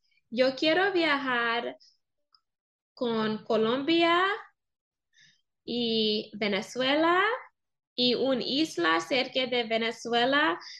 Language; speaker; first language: Spanish; non-native, learner; English